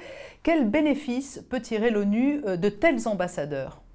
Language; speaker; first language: French; native; French